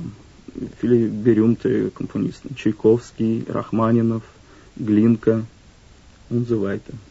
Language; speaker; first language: German; non-native, learner; Russian